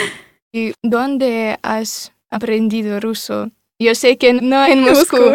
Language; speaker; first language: Spanish; non-native, fluent; Russian